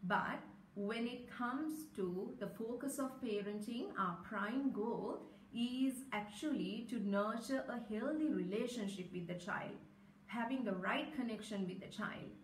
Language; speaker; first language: English; non-native, local second language; Sinhala